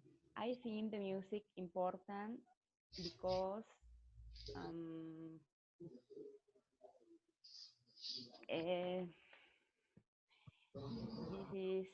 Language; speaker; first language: English; non-native, learner; Spanish